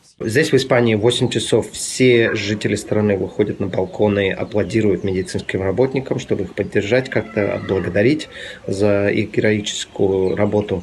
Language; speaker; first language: Russian; native; Russian